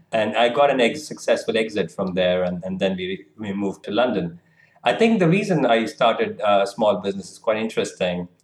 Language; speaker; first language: English; non-native, local second language; Hindi